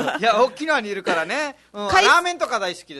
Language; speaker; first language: Japanese; non-native, fluent; Nepali